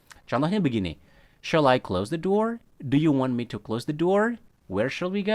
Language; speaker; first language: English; non-native, fluent; Indonesian